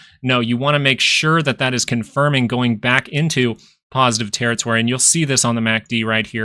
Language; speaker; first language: English; native; English